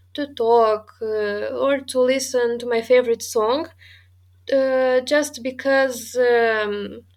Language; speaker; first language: English; non-native, fluent; Romanian